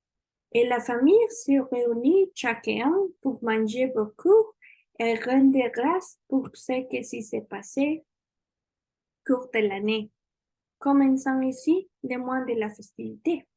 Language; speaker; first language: French; non-native, learner; Spanish